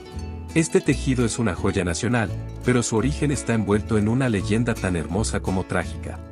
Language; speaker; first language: Spanish; native; Spanish